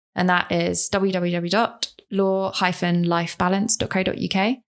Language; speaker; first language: English; native; English